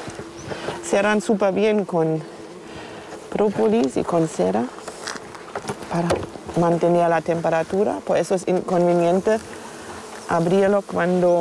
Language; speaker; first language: Spanish; non-native, fluent; German